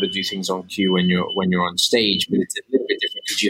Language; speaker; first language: English; native; English